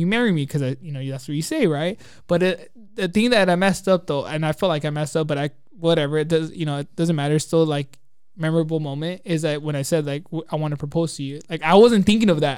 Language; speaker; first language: English; native; English